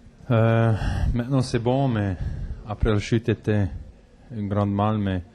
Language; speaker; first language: French; non-native, local second language; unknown